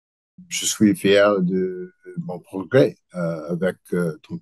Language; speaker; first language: French; non-native, learner; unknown